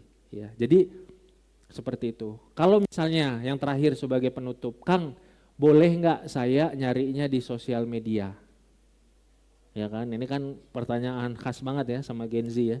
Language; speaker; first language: Indonesian; non-native, local second language; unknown